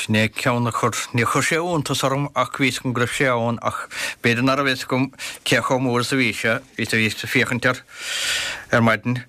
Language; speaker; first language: Irish; native; Irish